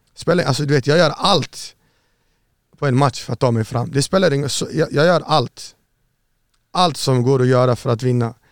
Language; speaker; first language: Swedish; early bilingual, other home language; Arabic